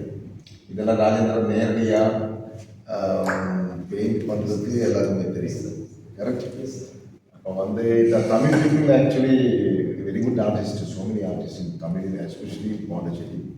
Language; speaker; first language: Tamil; non-native, local second language; Malayalam